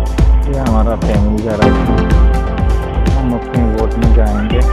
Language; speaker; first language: Hindi; non-native, local second language; Malayalam